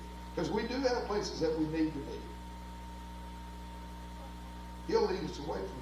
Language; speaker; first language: English; native; English